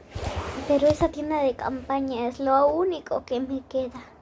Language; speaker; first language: Spanish; native; Spanish